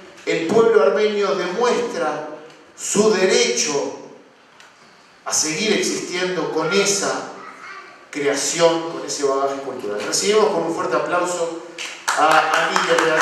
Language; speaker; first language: Spanish; native; Spanish